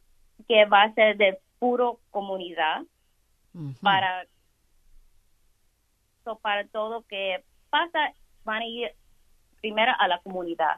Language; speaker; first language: Spanish; early bilingual, heritage; Spanish